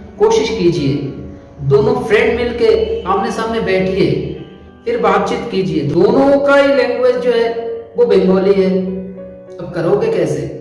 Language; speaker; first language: Hindi; non-native, local second language; Bangla